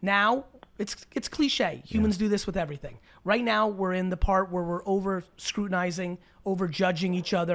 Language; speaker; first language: English; early bilingual, other home language; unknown